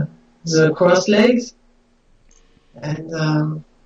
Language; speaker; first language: English; non-native, learner; French